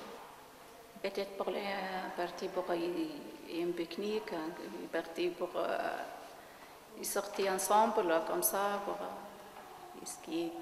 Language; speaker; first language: French; non-native, learner; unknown